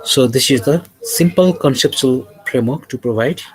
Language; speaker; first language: English; non-native, local second language; Nepali